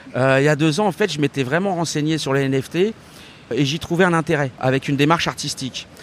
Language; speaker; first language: French; native; French